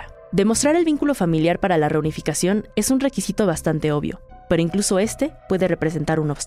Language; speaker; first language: Spanish; native; Spanish